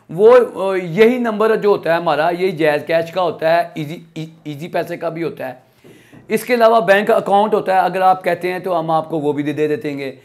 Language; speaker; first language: Urdu; non-native, local second language; Punjabi